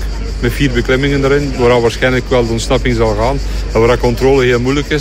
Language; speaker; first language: Dutch; native; Dutch